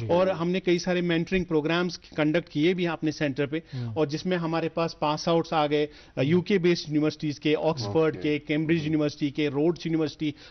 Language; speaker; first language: Hindi; non-native, local second language; Kashmiri